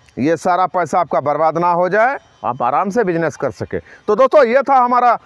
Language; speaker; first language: Hindi; non-native, local second language; Bangla